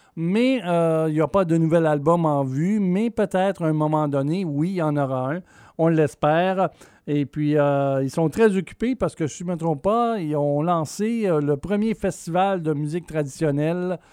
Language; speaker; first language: French; native; French